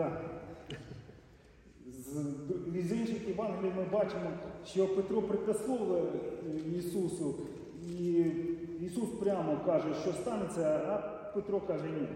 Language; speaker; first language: Polish; non-native, learner; Ukrainian